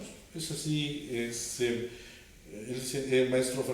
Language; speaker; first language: Spanish; native; Spanish